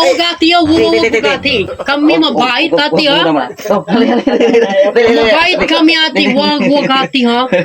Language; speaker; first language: Filipino; non-native, local second language; Cebuano